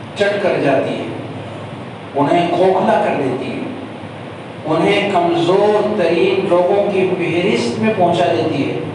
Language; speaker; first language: Urdu; native; Urdu